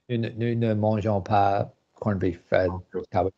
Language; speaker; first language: French; non-native, learner; English